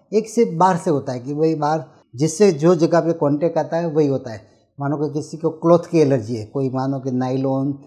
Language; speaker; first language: Hindi; non-native, local second language; Gujarati